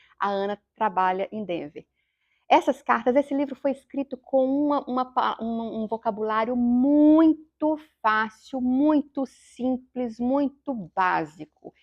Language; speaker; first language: Portuguese; native; Portuguese